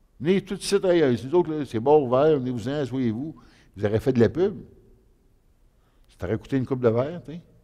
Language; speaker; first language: French; native; French